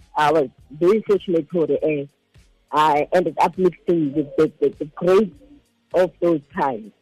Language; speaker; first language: English; non-native, local second language; Xhosa